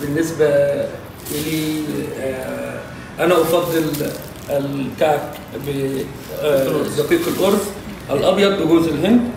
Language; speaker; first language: Arabic; native; Arabic